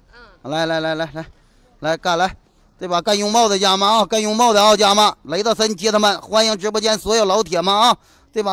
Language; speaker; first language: Chinese; native; Chinese